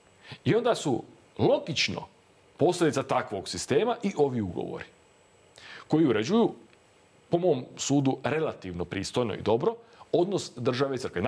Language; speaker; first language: Croatian; native; Croatian